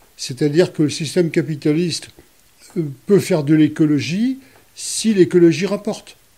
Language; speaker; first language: French; native; French